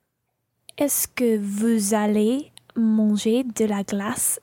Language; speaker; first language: French; non-native, learner; English